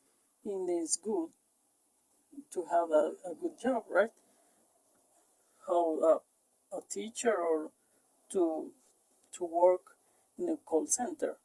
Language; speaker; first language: English; non-native, learner; Spanish